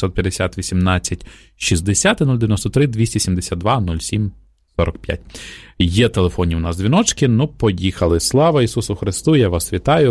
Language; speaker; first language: Ukrainian; native; Ukrainian